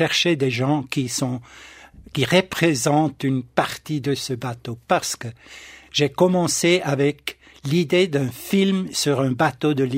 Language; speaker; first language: French; non-native, local second language; German